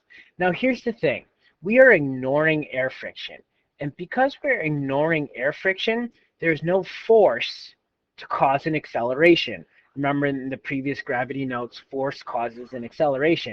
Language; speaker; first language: English; native; English